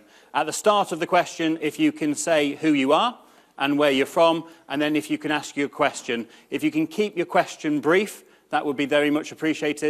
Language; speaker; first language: English; native; English